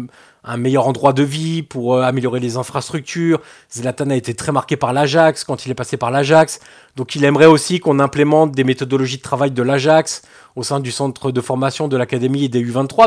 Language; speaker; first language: French; native; French